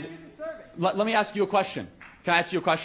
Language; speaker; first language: English; native; English